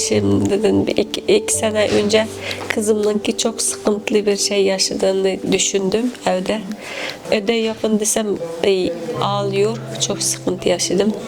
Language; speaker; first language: Turkish; non-native, learner; Uyghur